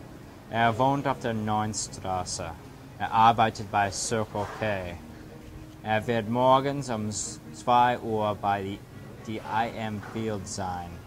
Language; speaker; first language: German; non-native, learner; English